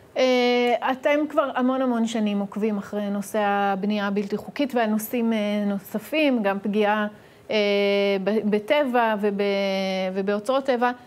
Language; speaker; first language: Hebrew; native; Hebrew